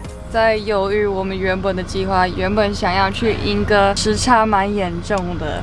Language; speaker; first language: Chinese; non-native, fluent; English